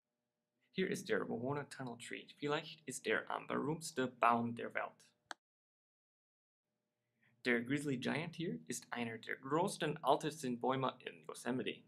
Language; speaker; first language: German; non-native, learner; English